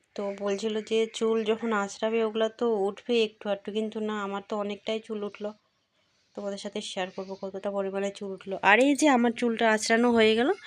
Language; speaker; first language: Bangla; non-native, local second language; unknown